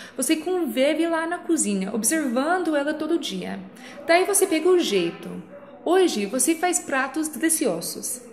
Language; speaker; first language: Portuguese; non-native, fluent; English